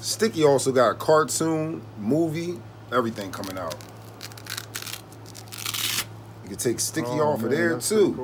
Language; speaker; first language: English; native; English